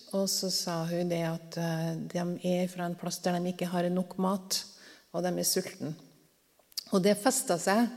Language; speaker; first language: Norwegian; native; Norwegian